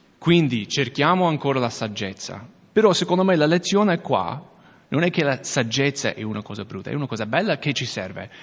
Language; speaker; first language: Italian; non-native, fluent; English